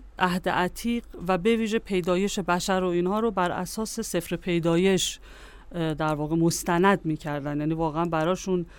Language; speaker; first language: Persian; native; Persian